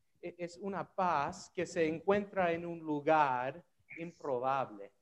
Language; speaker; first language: Spanish; non-native, learner; English